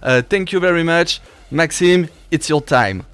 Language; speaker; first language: English; non-native, learner; French